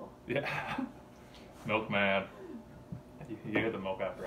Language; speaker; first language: English; native; English